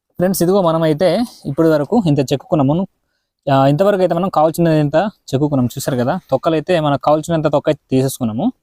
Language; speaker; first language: Telugu; native; Telugu